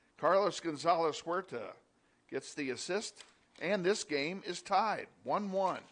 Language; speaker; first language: English; native; English